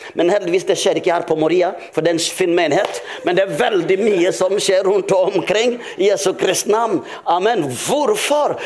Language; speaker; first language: Norwegian; non-native, fluent; Rundi